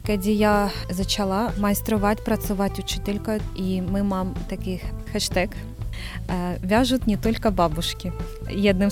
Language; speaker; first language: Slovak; non-native, learner; Ukrainian